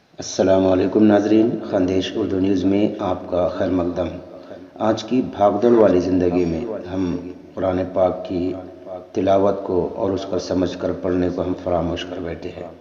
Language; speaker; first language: Urdu; native; Urdu